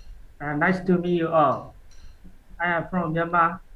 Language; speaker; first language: English; non-native, learner; Burmese